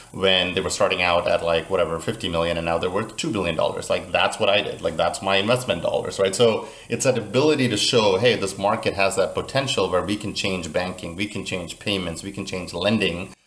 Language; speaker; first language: English; native; English